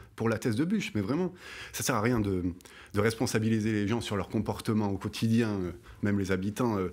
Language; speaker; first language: French; native; French